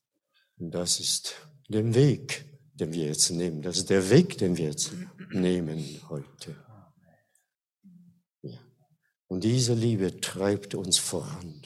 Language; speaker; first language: German; non-native, fluent; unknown